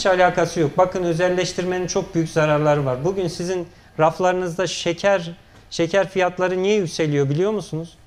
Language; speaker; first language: Turkish; native; Turkish